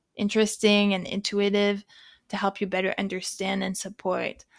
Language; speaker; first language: English; non-native, fluent; French